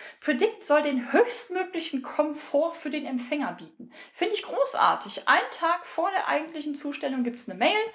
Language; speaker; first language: German; native; German